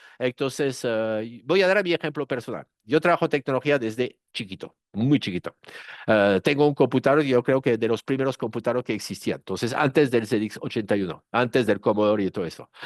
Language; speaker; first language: Spanish; non-native, fluent; French